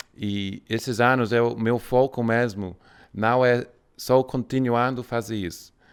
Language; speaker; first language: Portuguese; non-native, fluent; English